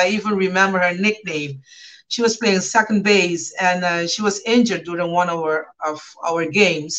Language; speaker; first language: English; non-native, fluent; Papiamento